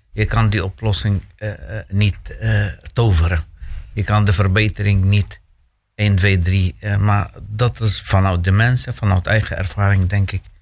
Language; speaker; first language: Dutch; non-native, fluent; Arabic